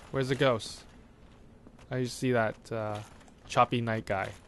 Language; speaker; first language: English; non-native, local second language; Cantonese